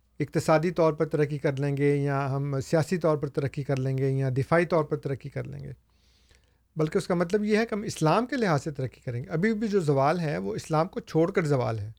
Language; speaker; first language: Urdu; native; Urdu